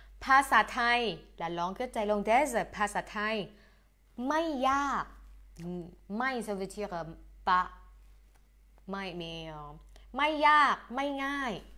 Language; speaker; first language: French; non-native, fluent; Thai